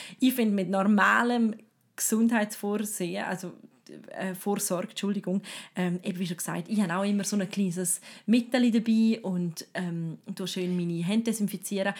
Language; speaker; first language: German; native; German